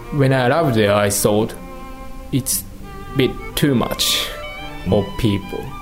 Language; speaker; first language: English; non-native, learner; Japanese